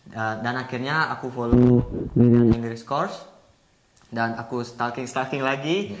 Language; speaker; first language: Indonesian; non-native, local second language; Balinese